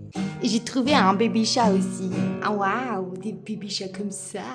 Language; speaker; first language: French; native; French